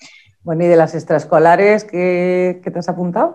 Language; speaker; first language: Spanish; native; Spanish